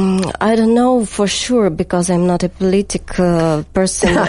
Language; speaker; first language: English; non-native, learner; Ukrainian